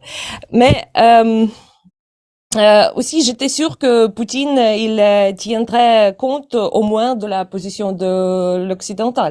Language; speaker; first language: French; non-native, fluent; Ukrainian